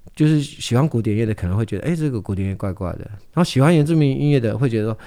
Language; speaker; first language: Chinese; non-native, local second language; Amis